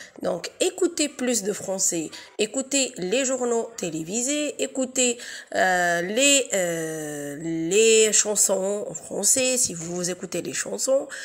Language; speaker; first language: French; non-native, local second language; Arabic